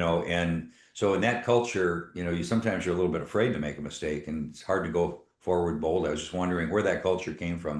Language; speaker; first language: English; native; English